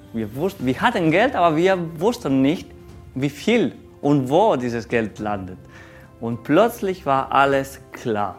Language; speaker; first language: German; non-native, learner; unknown